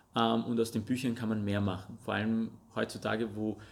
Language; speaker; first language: German; non-native, fluent; Russian